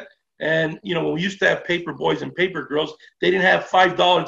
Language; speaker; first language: English; native; English